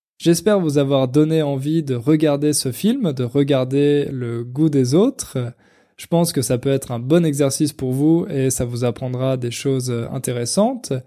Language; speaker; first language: French; native; French